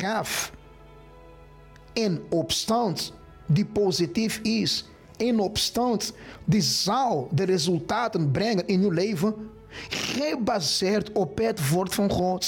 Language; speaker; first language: Dutch; non-native, fluent; Portuguese